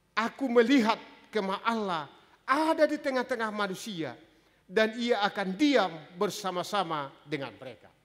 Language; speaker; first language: Indonesian; native; Indonesian